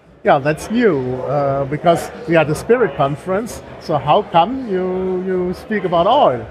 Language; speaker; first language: English; non-native, fluent; German